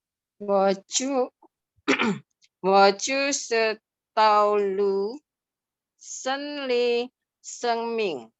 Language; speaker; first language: Chinese; non-native, learner; Indonesian